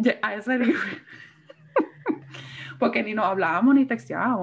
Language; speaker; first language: Spanish; early bilingual, heritage; Spanish